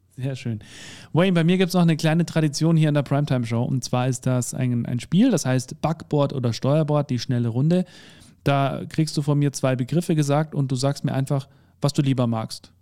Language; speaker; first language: German; native; German